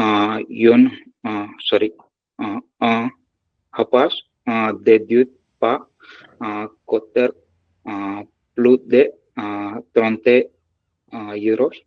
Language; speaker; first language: French; non-native, learner; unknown